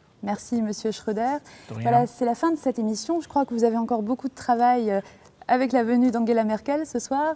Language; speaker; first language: French; native; French